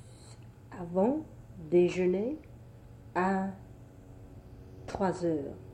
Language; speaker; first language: French; non-native, learner; English